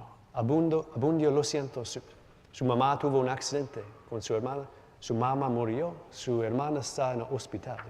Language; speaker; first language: Spanish; non-native, learner; English